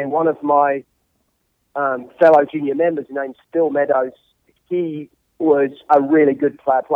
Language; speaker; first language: English; native; English